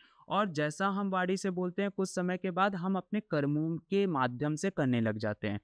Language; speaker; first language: Hindi; native; Hindi